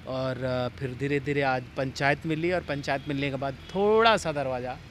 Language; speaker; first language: Hindi; native; Hindi